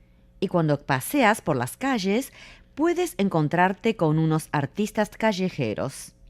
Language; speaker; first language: Spanish; non-native, fluent; Chinese